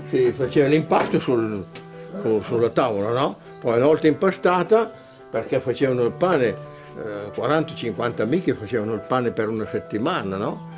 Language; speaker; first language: Italian; native; Italian